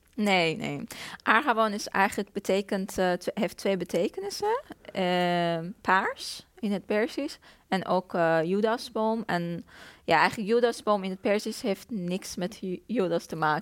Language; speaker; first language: Dutch; non-native, fluent; Persian